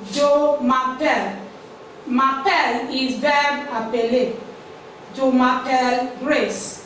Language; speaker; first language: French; non-native, fluent; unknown